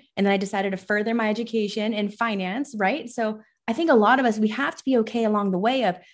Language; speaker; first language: English; early bilingual, other home language; Persian